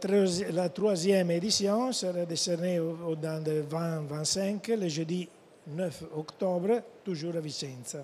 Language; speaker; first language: French; non-native, fluent; Italian